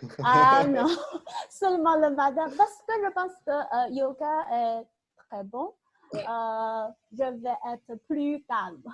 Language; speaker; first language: French; non-native, learner; Chinese